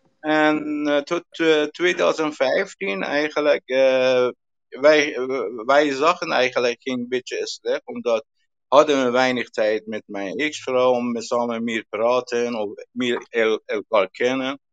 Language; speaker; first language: Dutch; non-native, learner; Persian